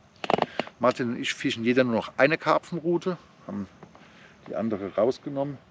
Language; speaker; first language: German; native; German